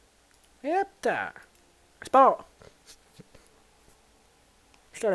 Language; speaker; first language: French; native; French